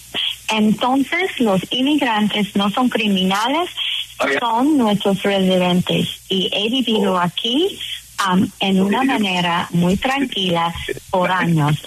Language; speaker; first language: Spanish; non-native, fluent; English